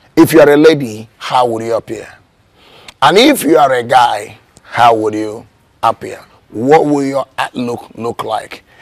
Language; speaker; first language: English; non-native, local second language; Igbo